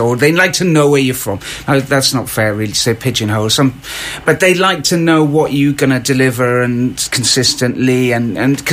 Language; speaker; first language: English; native; English